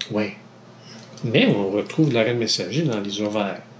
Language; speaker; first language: French; native; French